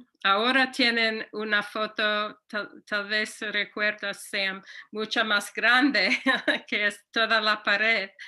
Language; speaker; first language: Spanish; non-native, fluent; English